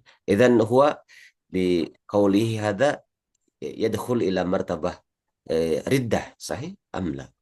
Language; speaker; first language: Arabic; non-native, learner; Indonesian